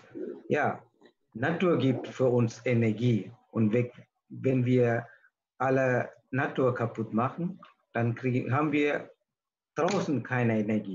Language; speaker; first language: German; non-native, learner; Tamil